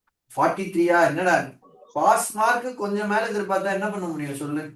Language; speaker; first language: Tamil; native; Tamil